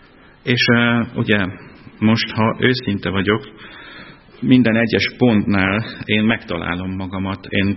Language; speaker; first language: Hungarian; non-native, fluent; German